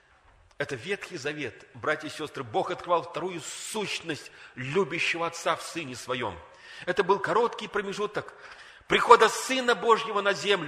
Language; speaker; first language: Russian; native; Russian